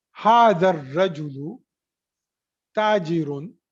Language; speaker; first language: Arabic; non-native, fluent; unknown